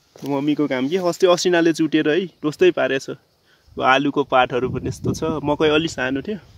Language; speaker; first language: Nepali; non-native, local second language; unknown